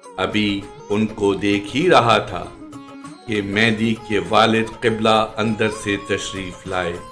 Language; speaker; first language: Urdu; native; Urdu